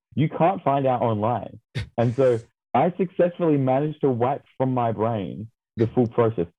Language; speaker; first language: English; native; English